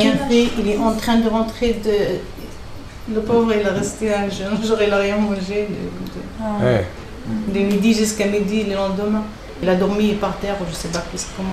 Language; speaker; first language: French; non-native, learner; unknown